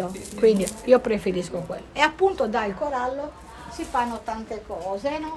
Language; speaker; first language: Italian; native; Italian